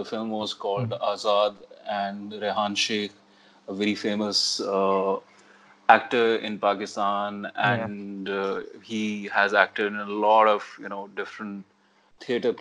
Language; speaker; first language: English; non-native, local second language; Urdu